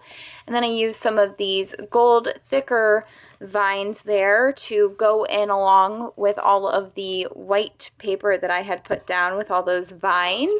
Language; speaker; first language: English; native; English